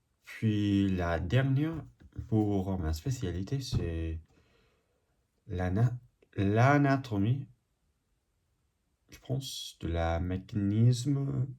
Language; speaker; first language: French; non-native, learner; English